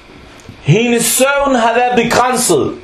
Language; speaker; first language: Danish; non-native, fluent; Arabic